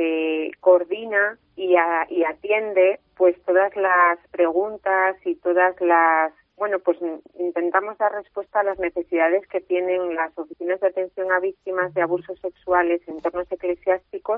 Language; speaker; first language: Spanish; native; Spanish